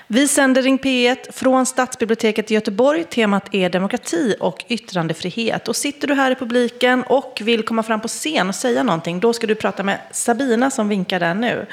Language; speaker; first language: Swedish; native; Swedish